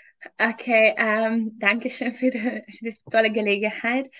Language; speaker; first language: German; non-native, fluent; Hungarian